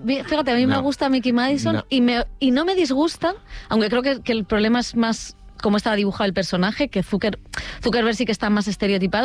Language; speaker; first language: Spanish; native; Spanish